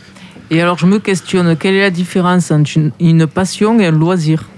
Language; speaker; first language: French; native; French